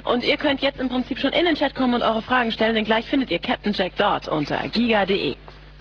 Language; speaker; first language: German; native; German